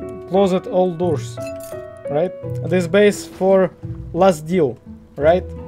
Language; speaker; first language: English; non-native, learner; Russian